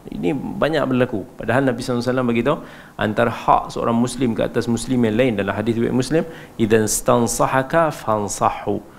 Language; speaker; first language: Malay; native; Malay